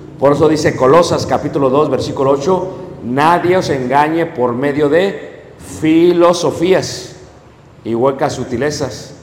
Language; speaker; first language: Spanish; native; Spanish